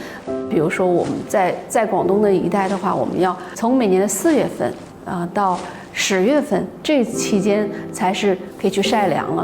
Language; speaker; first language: Chinese; native; Chinese